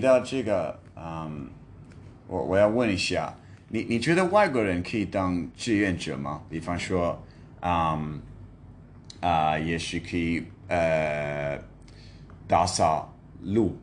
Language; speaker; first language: Chinese; non-native, fluent; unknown